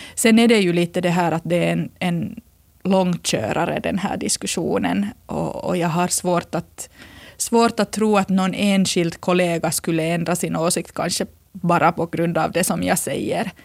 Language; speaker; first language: Swedish; native; Swedish